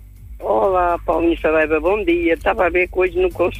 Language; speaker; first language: Portuguese; native; Portuguese